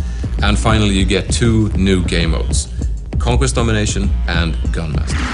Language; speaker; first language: English; non-native, fluent; Swedish